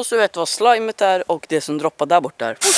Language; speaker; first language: Swedish; native; Swedish